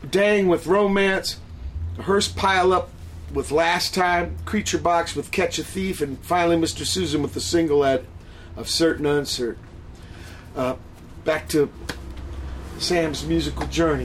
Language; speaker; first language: English; native; English